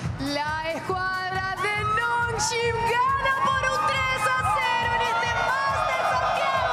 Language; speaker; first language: Spanish; native; Spanish